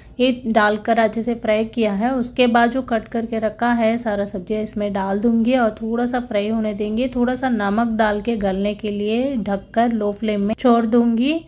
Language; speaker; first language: Hindi; non-native, local second language; Telugu